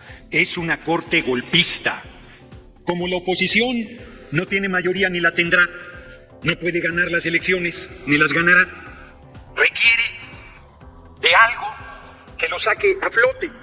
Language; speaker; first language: Spanish; native; Spanish